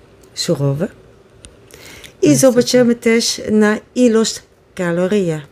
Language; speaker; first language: Polish; non-native, learner; Dutch